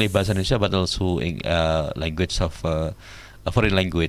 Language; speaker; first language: English; non-native, learner; Indonesian